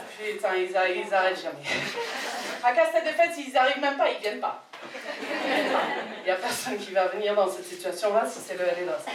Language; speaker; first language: French; non-native, fluent; English